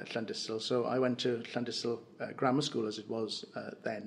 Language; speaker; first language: English; non-native, local second language; Welsh